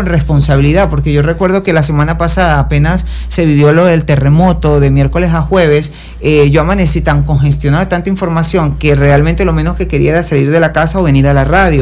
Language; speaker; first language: Spanish; native; Spanish